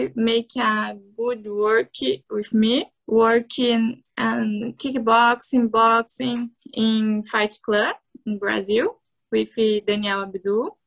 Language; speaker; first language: English; non-native, learner; Portuguese